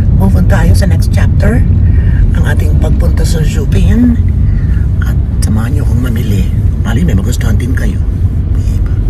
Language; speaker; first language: Filipino; native; Filipino